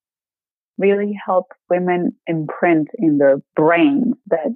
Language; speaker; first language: English; non-native, fluent; Greek